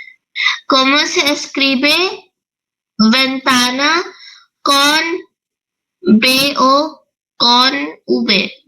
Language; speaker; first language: Spanish; non-native, learner; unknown